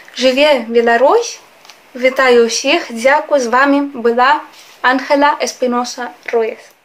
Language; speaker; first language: Belarusian; non-native, fluent; Spanish